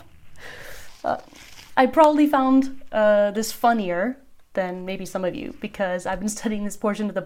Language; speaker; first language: English; native; English